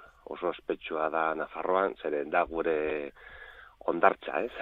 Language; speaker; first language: Basque; non-native, local second language; Spanish